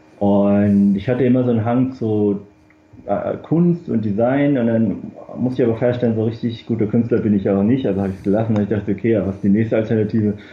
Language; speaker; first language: German; early bilingual, other home language; Korean